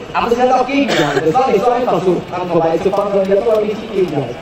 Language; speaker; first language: German; native; German